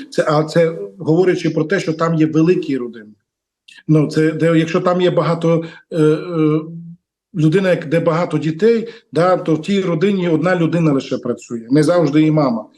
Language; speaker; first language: Ukrainian; non-native, local second language; Romany